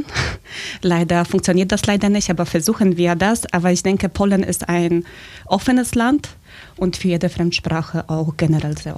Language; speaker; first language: German; non-native, fluent; Polish